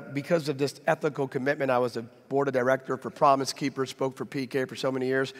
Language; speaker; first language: English; native; English